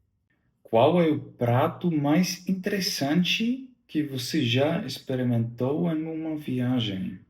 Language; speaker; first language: Portuguese; non-native, learner; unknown